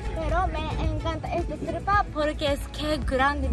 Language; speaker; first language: Spanish; non-native, learner; Japanese